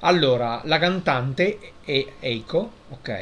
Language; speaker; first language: Italian; native; Italian